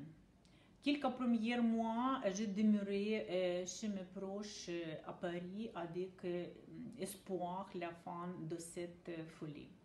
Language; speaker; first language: French; non-native, learner; Ukrainian